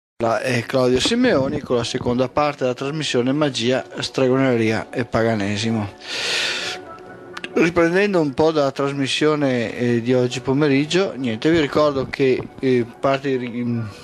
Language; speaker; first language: Italian; native; Italian